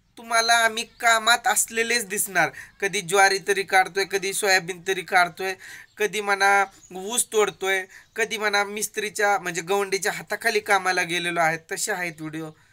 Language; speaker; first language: Marathi; non-native, local second language; Lambadi